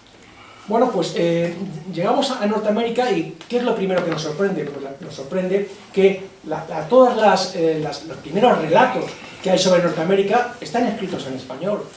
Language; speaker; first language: Spanish; native; Spanish